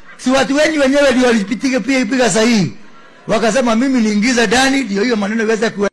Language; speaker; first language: Swahili; non-native, local second language; Kikuyu